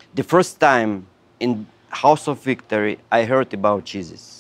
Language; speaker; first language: English; non-native, learner; Russian